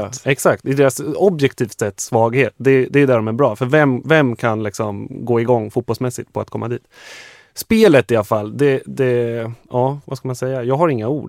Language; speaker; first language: Swedish; native; Swedish